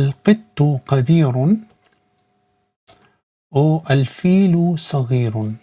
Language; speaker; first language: Arabic; non-native, fluent; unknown